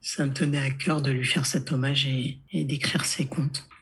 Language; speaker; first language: French; native; French